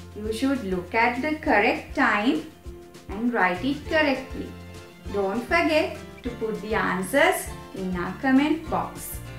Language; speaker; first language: English; non-native, local second language; Sinhala